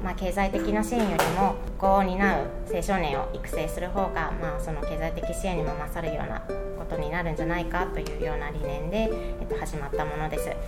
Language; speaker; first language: Japanese; native; Japanese